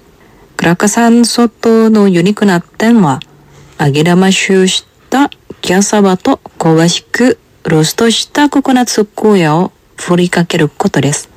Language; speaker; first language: Japanese; non-native, fluent; Indonesian